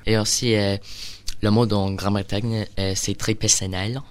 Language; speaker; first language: French; non-native, learner; English